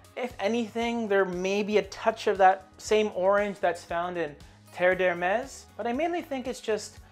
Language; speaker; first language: English; native; English